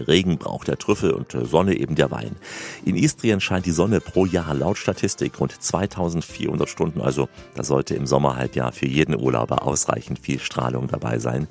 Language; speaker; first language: German; native; German